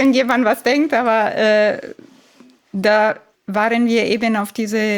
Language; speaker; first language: German; non-native, fluent; Italian